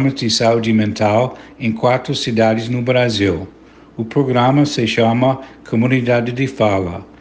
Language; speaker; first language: Portuguese; non-native, fluent; English